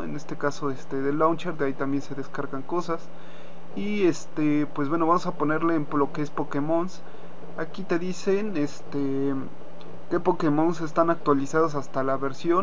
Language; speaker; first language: Spanish; native; Spanish